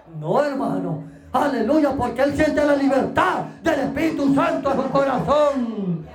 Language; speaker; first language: Spanish; native; Spanish